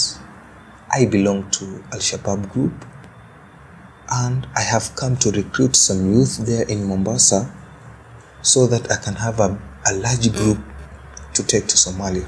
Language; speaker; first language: English; non-native, local second language; Swahili